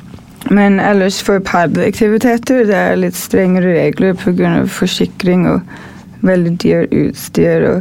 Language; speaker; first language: Norwegian; non-native, fluent; English